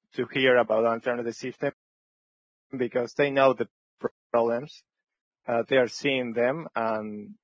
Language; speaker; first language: English; non-native, fluent; French